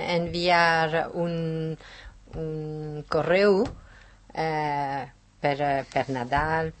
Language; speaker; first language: Catalan; non-native, learner; French